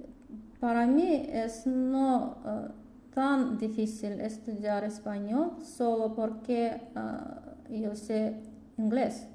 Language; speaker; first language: Spanish; non-native, learner; Russian